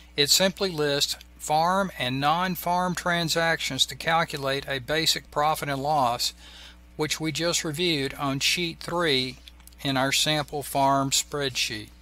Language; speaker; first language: English; native; English